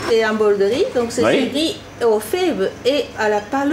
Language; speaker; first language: French; non-native, fluent; Japanese